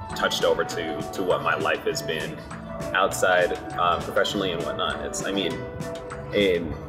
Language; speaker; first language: English; native; English